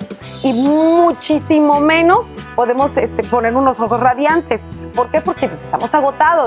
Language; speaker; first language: Spanish; native; Spanish